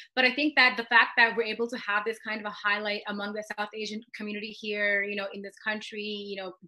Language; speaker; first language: English; native; English